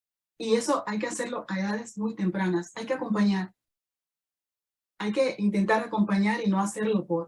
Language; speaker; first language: Spanish; native; Spanish